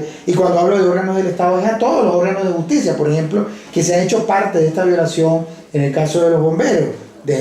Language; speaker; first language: Spanish; native; Spanish